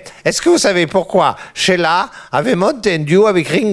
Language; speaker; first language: French; native; French